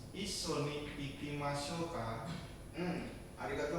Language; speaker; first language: Japanese; non-native, learner; Indonesian